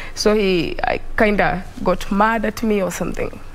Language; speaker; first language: English; non-native, local second language; Luo (Kenya and Tanzania)